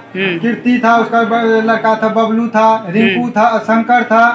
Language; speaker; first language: Hindi; native; Hindi